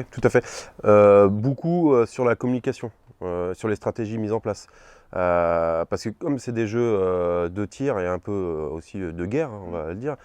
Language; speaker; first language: French; native; French